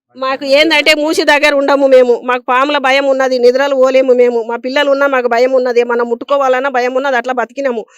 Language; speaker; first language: Telugu; native; Telugu